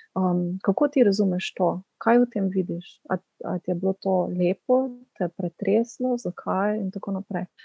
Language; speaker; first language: Slovenian; native; Slovenian